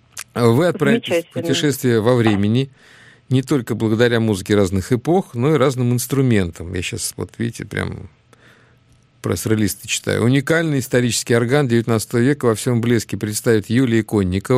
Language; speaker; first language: Russian; native; Russian